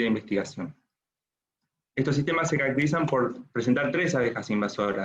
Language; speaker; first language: Spanish; native; Spanish